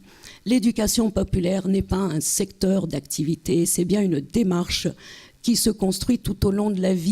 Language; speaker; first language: French; native; French